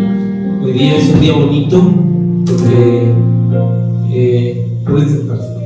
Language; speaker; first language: Spanish; native; Spanish